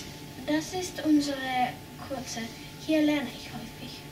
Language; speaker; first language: German; early bilingual, heritage; German